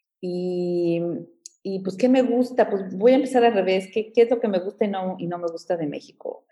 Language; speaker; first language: Spanish; early bilingual, heritage; Spanish